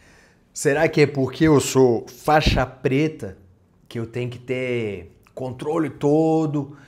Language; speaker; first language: Portuguese; non-native, fluent; French